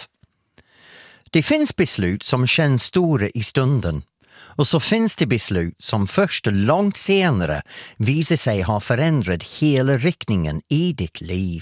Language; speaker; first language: Swedish; non-native, fluent; English